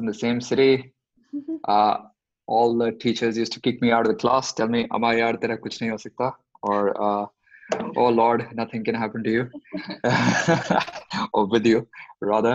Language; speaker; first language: English; non-native, local second language; Hindi